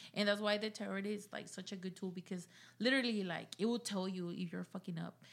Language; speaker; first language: English; early bilingual, other home language; Spanish